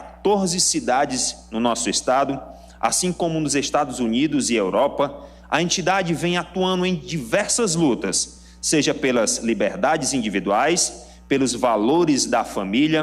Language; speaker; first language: Portuguese; native; Portuguese